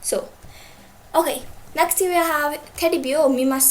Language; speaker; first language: Japanese; non-native, fluent; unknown